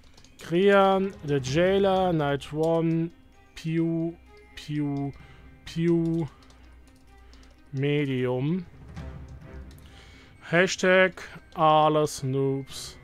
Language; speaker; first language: English; non-native, fluent; German